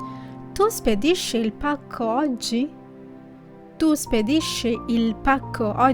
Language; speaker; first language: Italian; non-native, fluent; Sinhala